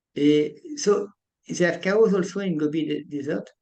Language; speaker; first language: English; non-native, fluent; French